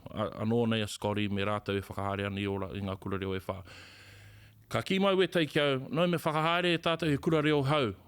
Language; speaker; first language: Māori; native; Māori